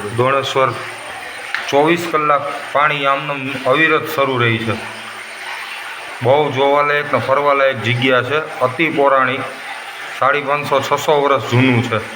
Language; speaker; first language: Gujarati; native; Gujarati